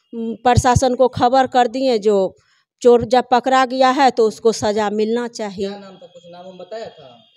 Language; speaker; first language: Hindi; native; Hindi